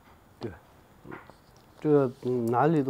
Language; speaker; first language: Chinese; non-native, local second language; Tibetan